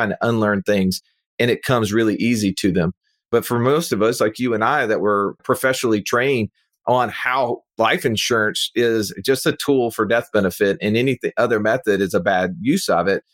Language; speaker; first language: English; native; English